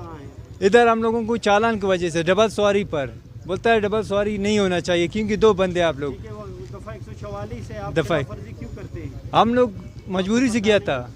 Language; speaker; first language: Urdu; non-native, local second language; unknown